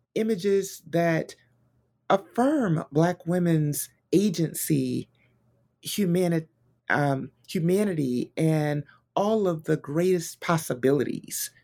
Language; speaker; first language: English; native; English